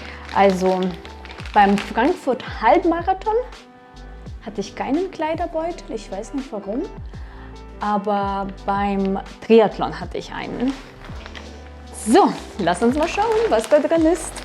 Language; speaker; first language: German; non-native, fluent; Russian